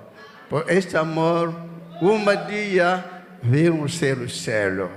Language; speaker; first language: Portuguese; non-native, learner; Lingala